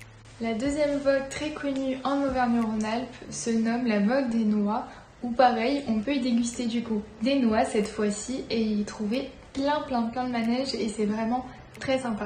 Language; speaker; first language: French; native; French